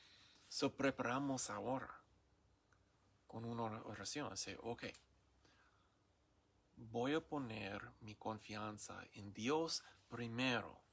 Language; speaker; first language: Spanish; non-native, learner; English